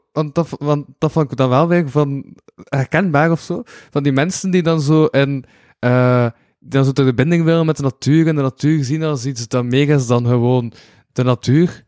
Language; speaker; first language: Dutch; native; Dutch